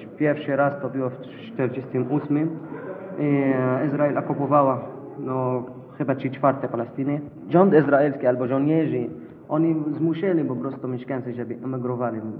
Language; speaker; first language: Polish; non-native, learner; Arabic